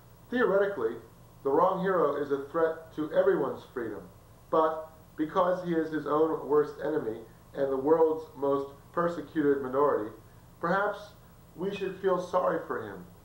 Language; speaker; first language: English; native; English